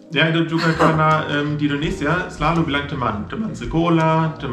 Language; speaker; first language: Indonesian; non-native, fluent; German